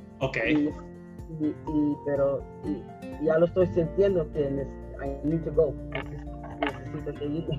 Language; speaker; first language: Spanish; early bilingual, heritage; Spanish